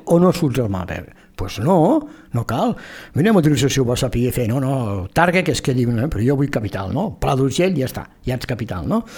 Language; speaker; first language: Catalan; native; Catalan